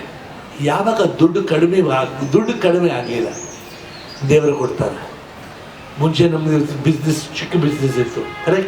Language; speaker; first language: Kannada; non-native, local second language; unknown